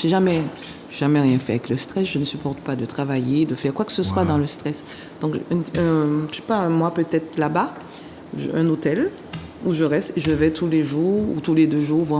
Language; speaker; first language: French; native; French